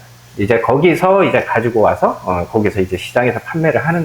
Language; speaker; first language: Korean; native; Korean